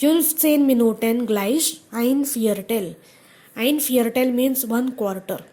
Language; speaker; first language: German; non-native, fluent; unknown